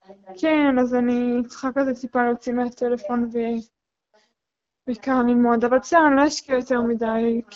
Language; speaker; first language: Hebrew; native; Hebrew